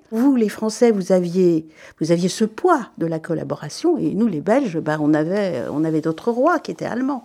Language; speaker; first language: French; native; French